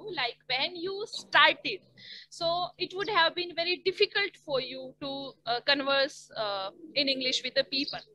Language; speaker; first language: English; non-native, learner; Hindi